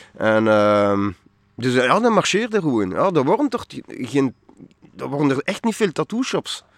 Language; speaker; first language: Dutch; non-native, local second language; French